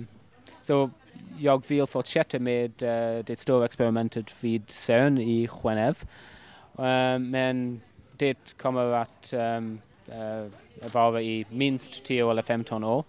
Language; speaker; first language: Swedish; non-native, fluent; English